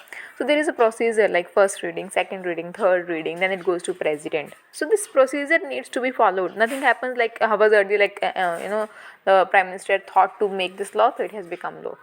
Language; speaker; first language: English; non-native, local second language; Hindi